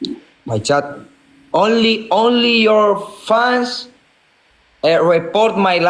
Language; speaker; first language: English; non-native, learner; Spanish